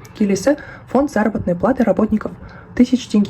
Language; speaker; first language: Russian; non-native, local second language; Kazakh